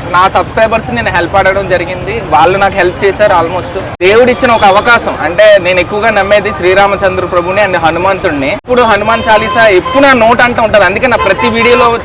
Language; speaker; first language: Telugu; early bilingual, other home language; Burmese